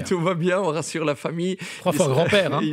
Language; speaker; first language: French; native; French